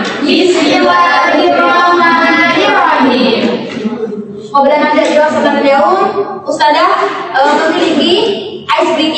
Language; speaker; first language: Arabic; non-native, learner; Indonesian